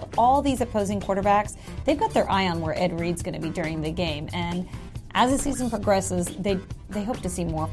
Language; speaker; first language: English; native; English